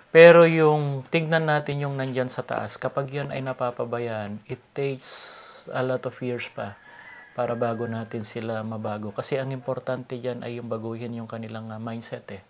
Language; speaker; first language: Filipino; non-native, local second language; Iloko